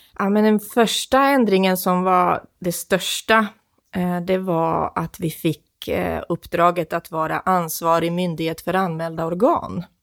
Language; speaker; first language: Swedish; non-native, fluent; Croatian